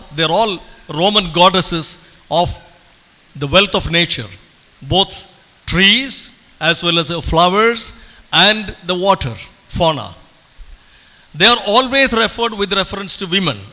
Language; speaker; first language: English; non-native, local second language; Tamil